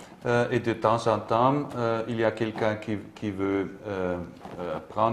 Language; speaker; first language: French; non-native, learner; German